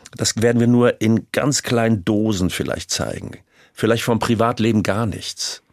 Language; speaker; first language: German; native; German